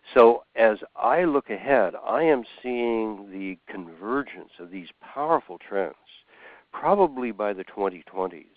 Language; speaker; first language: English; native; English